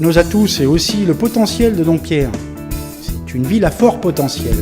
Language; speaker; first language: French; native; French